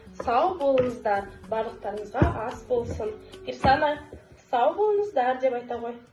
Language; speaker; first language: Kazakh; non-native, local second language; Chechen